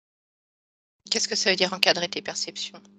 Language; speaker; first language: French; native; French